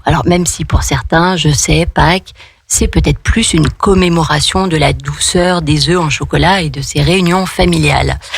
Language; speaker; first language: French; native; French